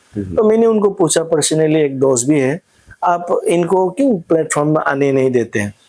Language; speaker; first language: Hindi; non-native, local second language; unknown